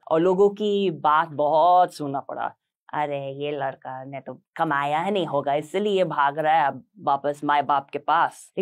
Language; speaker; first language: Hindi; non-native, fluent; English